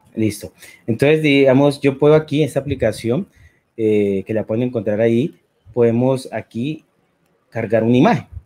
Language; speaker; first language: Spanish; native; Spanish